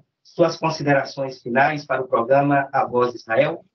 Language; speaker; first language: Portuguese; native; Portuguese